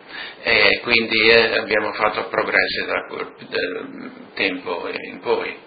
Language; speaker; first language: Italian; non-native, local second language; Friulian